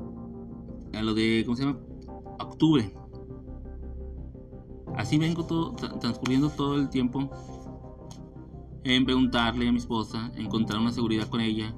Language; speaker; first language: Spanish; native; Spanish